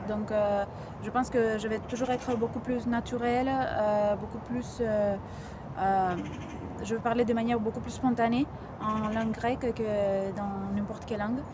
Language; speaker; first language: French; non-native, fluent; Greek